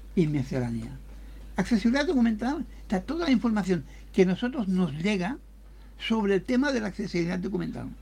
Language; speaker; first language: Spanish; native; Spanish